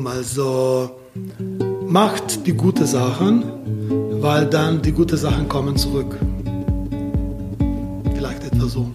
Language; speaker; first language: German; non-native, fluent; Slovenian